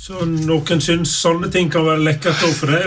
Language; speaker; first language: Norwegian; native; Norwegian